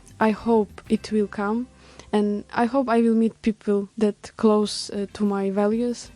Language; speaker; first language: English; non-native, learner; Ukrainian